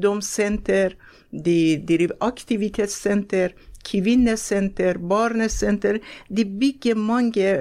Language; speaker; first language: Norwegian; non-native, fluent; Persian